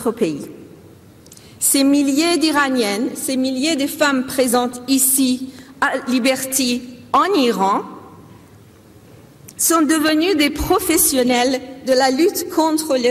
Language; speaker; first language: French; non-native, fluent; Persian